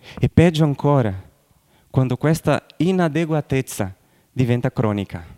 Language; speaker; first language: Italian; non-native, fluent; Portuguese